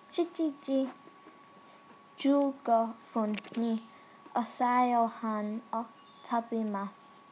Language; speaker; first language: Japanese; non-native, learner; English